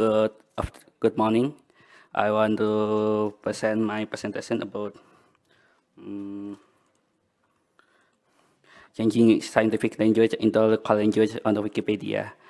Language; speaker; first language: English; non-native, learner; Banjar